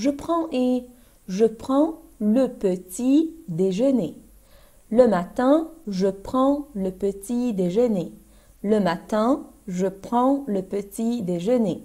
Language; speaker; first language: French; non-native, fluent; Arabic